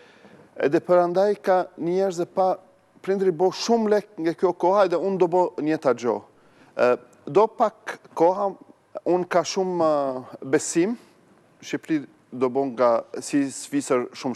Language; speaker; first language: Albanian; non-native, learner; Arabic